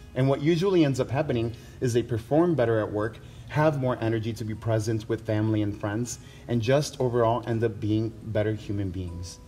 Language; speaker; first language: English; native; English